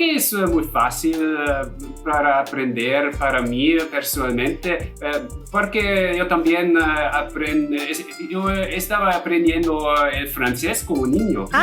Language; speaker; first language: Spanish; non-native, fluent; German